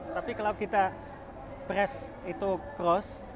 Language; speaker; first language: Indonesian; non-native, fluent; Dutch